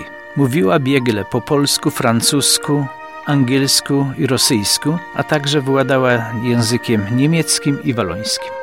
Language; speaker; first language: Polish; native; Polish